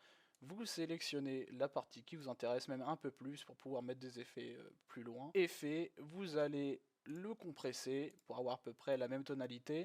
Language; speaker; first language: French; native; French